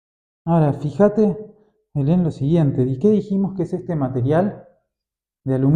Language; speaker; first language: Spanish; native; Spanish